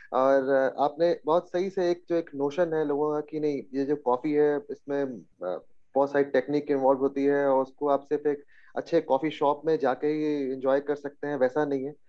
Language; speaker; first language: Hindi; native; Hindi